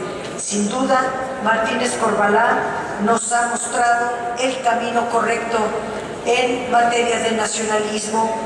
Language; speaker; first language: Spanish; native; Spanish